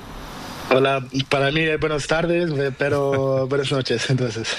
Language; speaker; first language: Spanish; non-native, learner; Portuguese